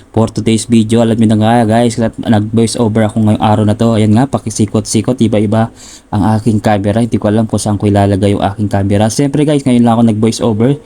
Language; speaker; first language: Filipino; native; Filipino